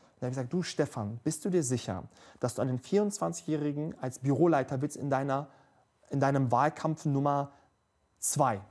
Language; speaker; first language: German; early bilingual, other home language; Bosnian